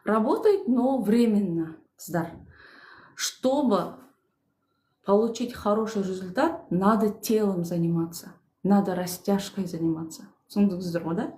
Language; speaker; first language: Russian; non-native, local second language; Kazakh